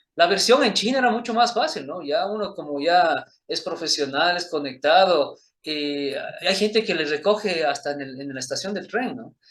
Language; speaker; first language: Spanish; early bilingual, other home language; Chinese